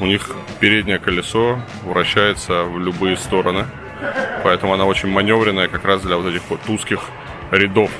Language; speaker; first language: Russian; native; Russian